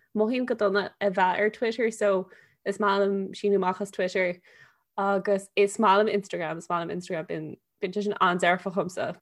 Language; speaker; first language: Irish; non-native, local second language; English